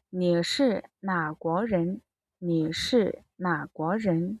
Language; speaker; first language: Chinese; non-native, fluent; Mongolian